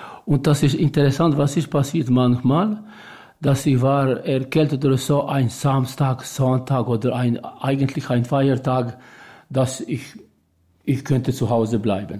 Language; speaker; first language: German; non-native, learner; Albanian